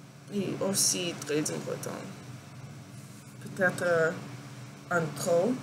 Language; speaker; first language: French; non-native, learner; English